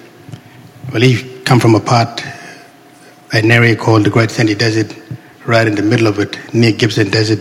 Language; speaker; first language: English; non-native, local second language; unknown